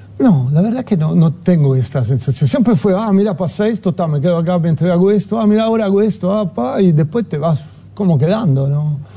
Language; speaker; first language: Spanish; non-native, fluent; Italian